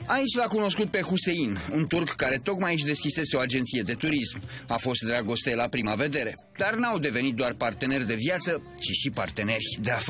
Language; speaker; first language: Romanian; native; Romanian